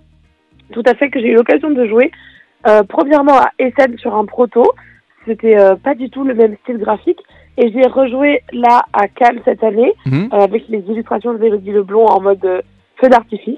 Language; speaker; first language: French; native; French